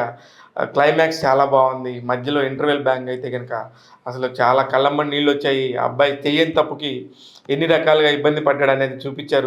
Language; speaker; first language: Telugu; native; Telugu